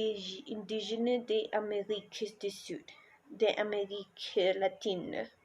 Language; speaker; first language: French; non-native, learner; Spanish